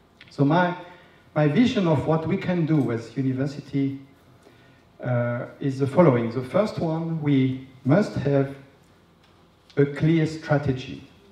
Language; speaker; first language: English; non-native, fluent; French